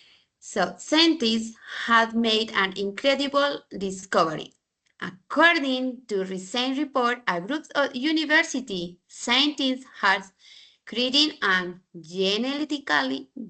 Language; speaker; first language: English; non-native, learner; Spanish